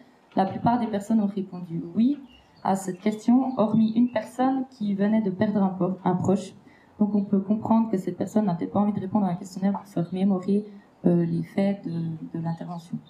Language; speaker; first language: French; native; French